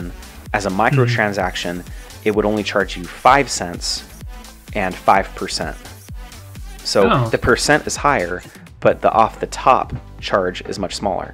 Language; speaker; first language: English; native; English